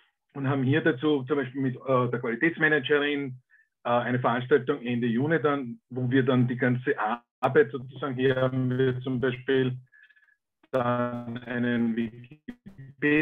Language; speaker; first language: German; native; German